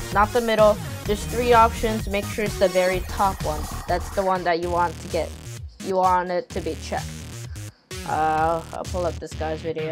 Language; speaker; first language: English; native; English